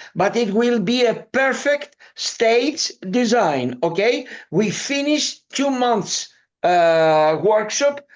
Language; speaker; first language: English; non-native, fluent; Greek